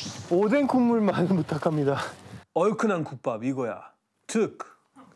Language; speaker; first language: Korean; non-native, learner; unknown